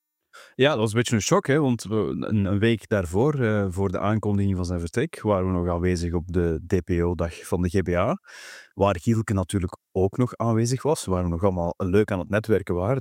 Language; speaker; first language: Dutch; native; Dutch